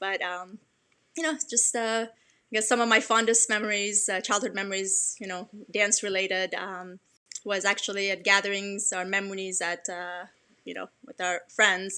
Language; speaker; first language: English; early bilingual, other home language; Persian